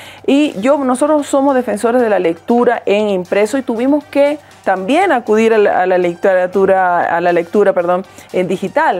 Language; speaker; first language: Spanish; native; Spanish